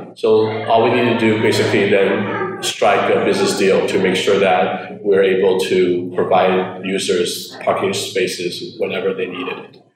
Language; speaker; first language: English; early bilingual, other home language; Chinese